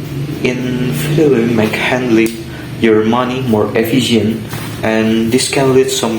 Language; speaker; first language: English; non-native, learner; Indonesian